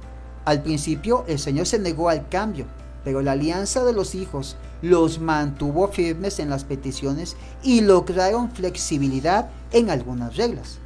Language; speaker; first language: Spanish; native; Spanish